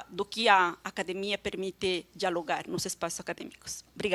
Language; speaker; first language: Portuguese; non-native, fluent; Spanish